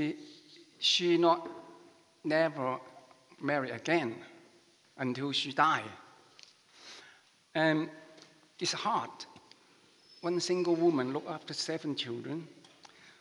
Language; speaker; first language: English; non-native, learner; Chinese